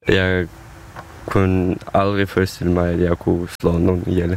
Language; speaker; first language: Danish; non-native, fluent; Ukrainian